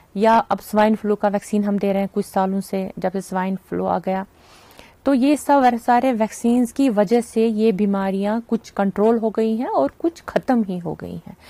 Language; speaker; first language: Hindi; non-native, local second language; Kashmiri